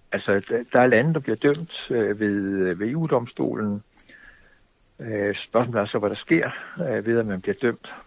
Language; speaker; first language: Danish; native; Danish